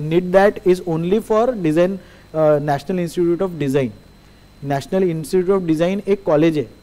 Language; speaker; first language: Hindi; non-native, local second language; Marathi